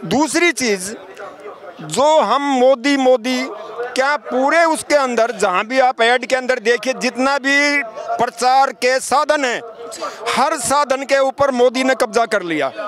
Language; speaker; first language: Hindi; native; Hindi